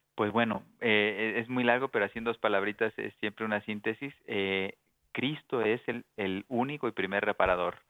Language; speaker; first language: Spanish; native; Spanish